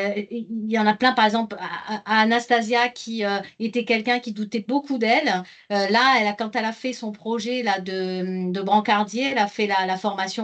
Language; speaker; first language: French; native; French